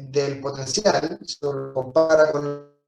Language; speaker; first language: Spanish; native; Spanish